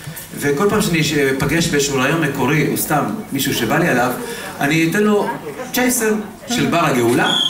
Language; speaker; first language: Hebrew; native; Hebrew